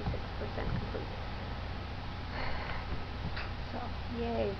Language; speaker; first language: English; native; English